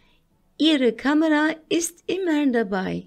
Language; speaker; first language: German; non-native, fluent; Turkish